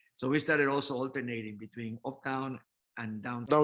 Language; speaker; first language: English; non-native, fluent; Spanish